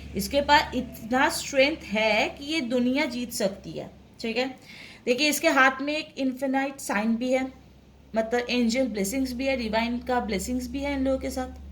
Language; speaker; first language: Hindi; non-native, local second language; Bangla